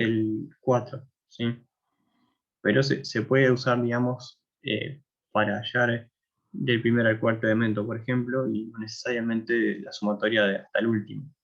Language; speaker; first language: Spanish; native; Spanish